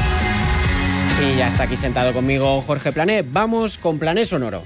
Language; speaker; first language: Spanish; native; Spanish